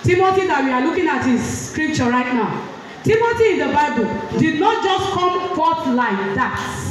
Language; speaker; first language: English; non-native, local second language; Yoruba